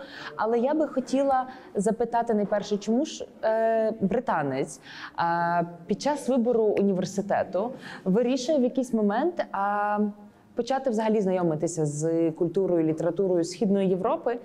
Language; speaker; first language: Ukrainian; native; Ukrainian